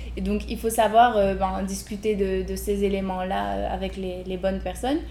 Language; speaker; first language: French; native; French